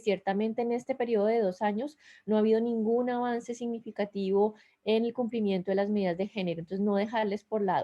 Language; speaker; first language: Spanish; native; Spanish